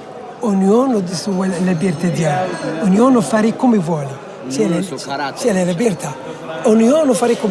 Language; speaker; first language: Italian; non-native, learner; Arabic